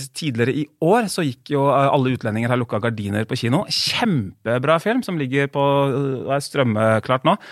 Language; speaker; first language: Norwegian; native; Norwegian